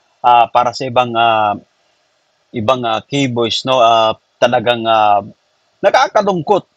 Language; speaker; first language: Filipino; native; Filipino